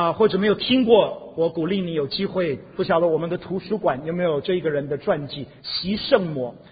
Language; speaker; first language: Chinese; non-native, fluent; English